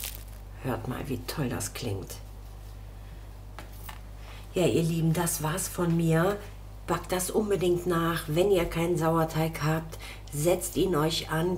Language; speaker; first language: German; native; German